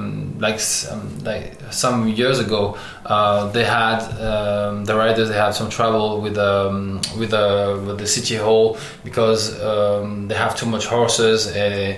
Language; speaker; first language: English; non-native, learner; French